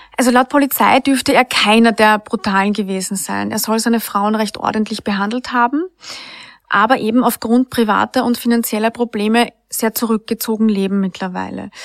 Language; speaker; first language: German; native; German